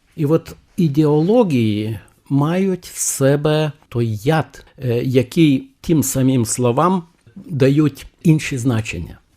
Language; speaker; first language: Ukrainian; non-native, fluent; Lithuanian